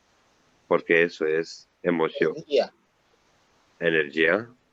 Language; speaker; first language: Spanish; non-native, learner; Italian